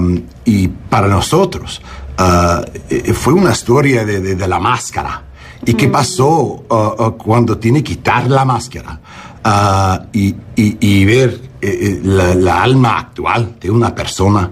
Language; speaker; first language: Spanish; early bilingual, heritage; Spanish